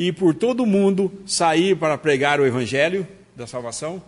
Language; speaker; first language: Portuguese; native; Portuguese